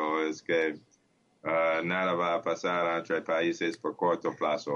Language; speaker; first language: Portuguese; non-native, learner; English